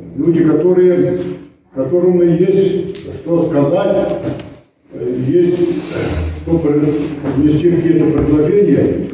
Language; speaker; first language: Russian; non-native, local second language; Yakut